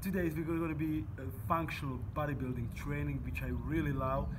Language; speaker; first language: English; non-native, fluent; Slovak